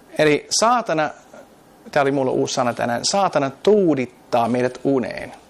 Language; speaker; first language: Finnish; non-native, fluent; English